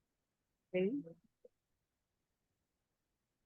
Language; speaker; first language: English; non-native, learner; Spanish